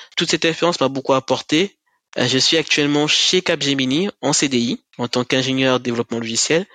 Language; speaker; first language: French; native; French